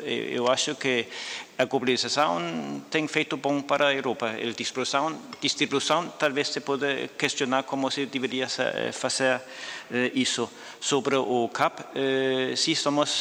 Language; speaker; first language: Portuguese; non-native, fluent; Danish